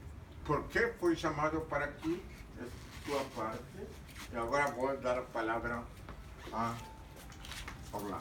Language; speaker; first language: Portuguese; non-native, fluent; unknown